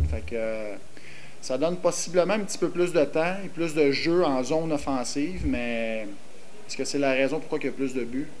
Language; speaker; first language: French; native; French